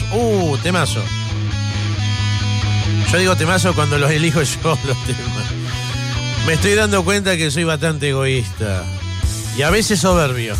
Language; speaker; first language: Spanish; native; Spanish